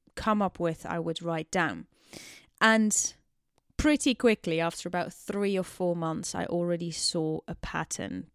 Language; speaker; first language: English; non-native, fluent; Dutch